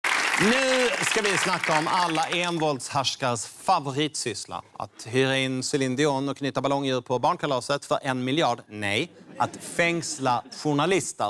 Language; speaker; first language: Swedish; native; Swedish